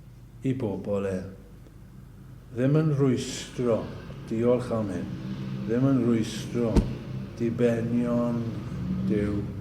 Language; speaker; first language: Welsh; native; Welsh